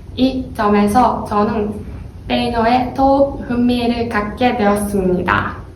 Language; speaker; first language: Korean; non-native, learner; Japanese